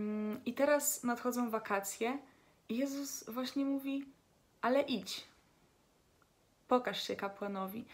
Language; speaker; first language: Polish; native; Polish